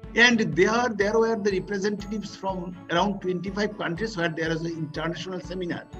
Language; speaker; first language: English; non-native, local second language; Bangla